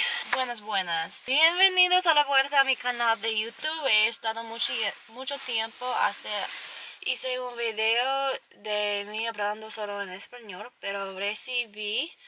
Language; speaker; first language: Spanish; non-native, learner; English